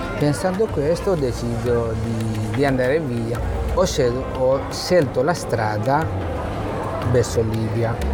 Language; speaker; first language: Italian; non-native, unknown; Bangla